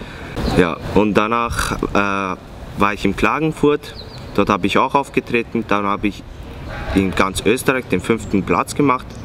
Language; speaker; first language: German; non-native, fluent; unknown